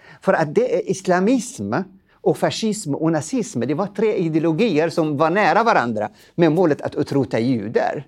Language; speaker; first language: Swedish; non-native, fluent; Arabic